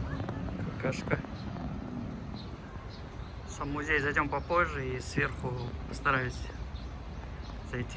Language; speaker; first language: Russian; native; Russian